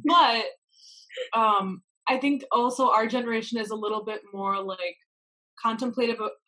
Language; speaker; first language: English; native; English